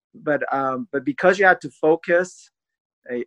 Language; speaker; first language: English; non-native, fluent; Persian